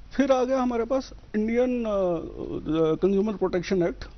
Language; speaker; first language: Hindi; native; Hindi